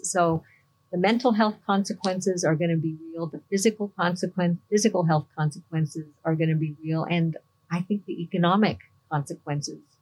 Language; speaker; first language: English; native; English